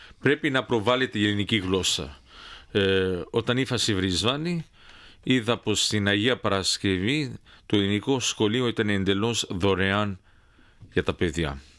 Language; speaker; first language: Greek; early bilingual, heritage; Greek